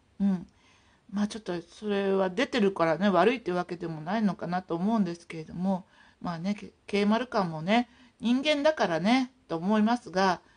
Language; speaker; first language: Japanese; native; Japanese